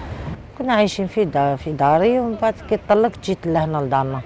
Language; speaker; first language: Arabic; native; Arabic